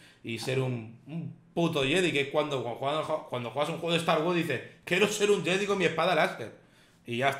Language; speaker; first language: Spanish; native; Spanish